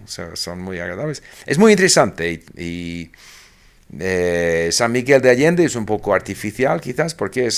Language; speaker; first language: Spanish; non-native, fluent; English